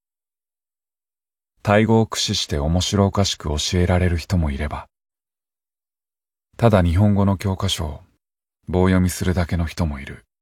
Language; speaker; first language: Japanese; native; Japanese